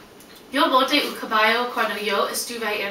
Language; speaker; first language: Spanish; non-native, learner; English